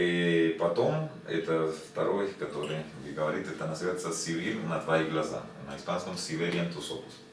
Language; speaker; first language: Russian; non-native, learner; Spanish